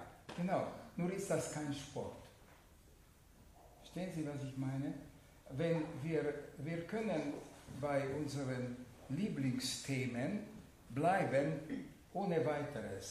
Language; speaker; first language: German; non-native, fluent; Hungarian